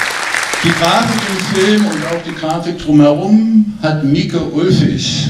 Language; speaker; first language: German; native; German